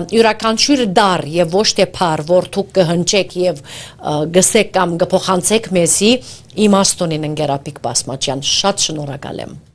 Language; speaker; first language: Armenian; early bilingual, heritage; Armenian